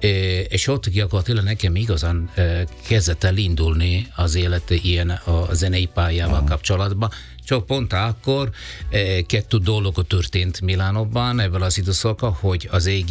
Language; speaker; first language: Hungarian; non-native, learner; Italian